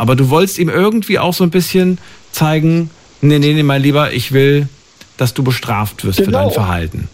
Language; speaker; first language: German; native; German